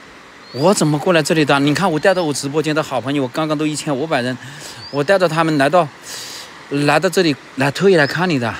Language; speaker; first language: Chinese; native; Chinese